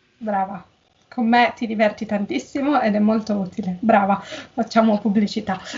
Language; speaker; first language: Italian; native; Italian